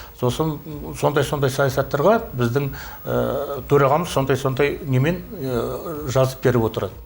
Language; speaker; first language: Kazakh; native; Kazakh